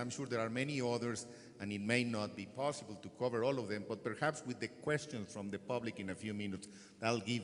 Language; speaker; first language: English; non-native, fluent; Spanish